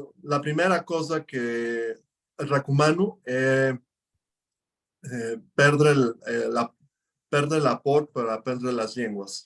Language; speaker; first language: Catalan; non-native, fluent; Spanish